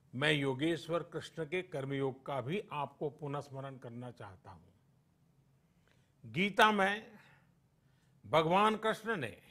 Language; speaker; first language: Hindi; non-native, local second language; Gujarati